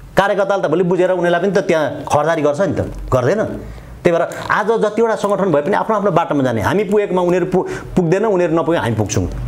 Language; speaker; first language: Nepali; non-native, local second language; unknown